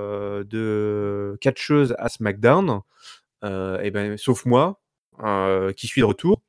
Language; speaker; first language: French; native; French